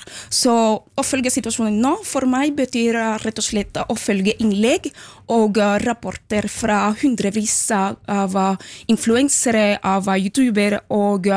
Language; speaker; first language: Norwegian; non-native, fluent; Spanish